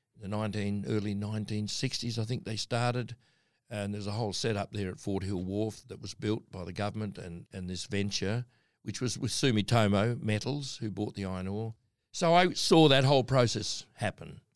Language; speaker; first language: English; native; English